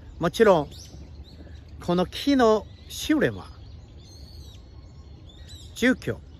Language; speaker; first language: Japanese; non-native, fluent; Chinese